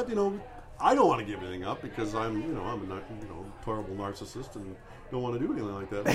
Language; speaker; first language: English; native; English